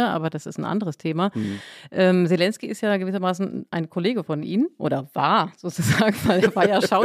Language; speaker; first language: German; native; German